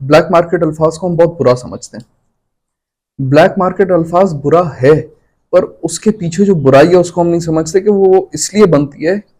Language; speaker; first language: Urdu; non-native, local second language; Sindhi